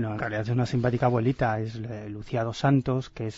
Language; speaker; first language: Spanish; native; Spanish